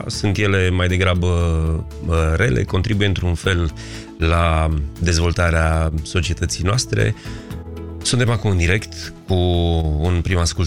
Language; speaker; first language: Romanian; native; Romanian